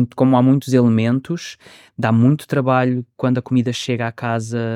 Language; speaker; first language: Portuguese; native; Portuguese